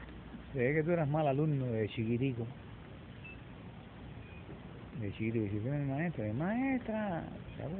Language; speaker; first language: Spanish; native; Spanish